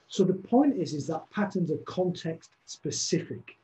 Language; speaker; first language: English; native; English